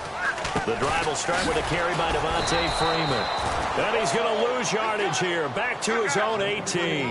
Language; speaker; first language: English; native; English